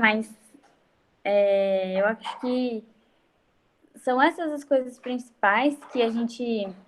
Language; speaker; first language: Portuguese; native; Portuguese